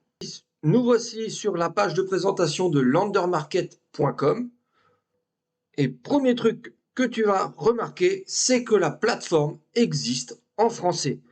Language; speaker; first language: French; native; French